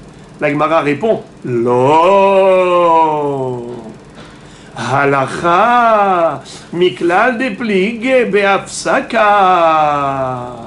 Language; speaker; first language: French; native; French